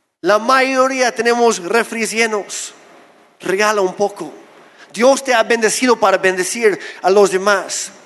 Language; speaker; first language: Spanish; non-native, fluent; English